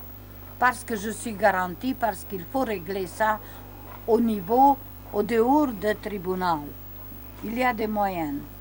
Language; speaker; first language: French; non-native, learner; Romanian